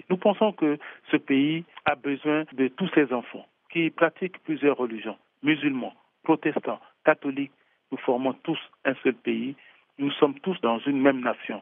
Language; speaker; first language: French; non-native, local second language; Sango